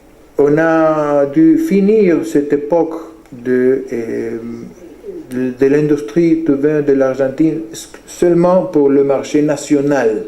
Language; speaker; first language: French; non-native, fluent; Spanish